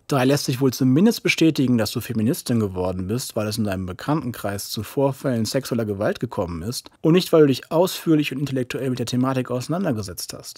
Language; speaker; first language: German; native; German